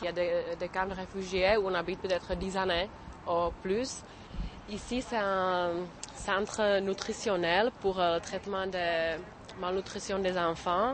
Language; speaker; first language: French; non-native, fluent; Czech